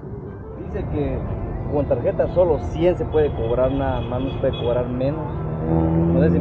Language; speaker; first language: Spanish; native; Spanish